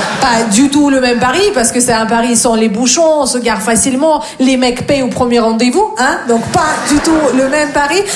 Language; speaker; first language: French; non-native, fluent; Russian